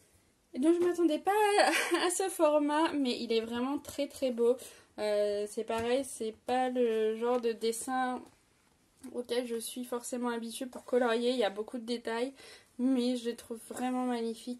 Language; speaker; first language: French; native; French